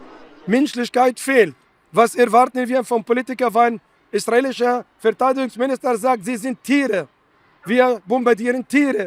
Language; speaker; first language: German; non-native, fluent; Arabic